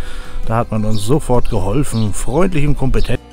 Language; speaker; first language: German; native; German